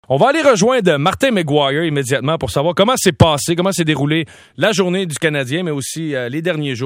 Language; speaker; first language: French; native; French